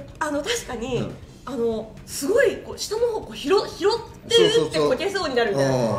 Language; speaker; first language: Japanese; native; Japanese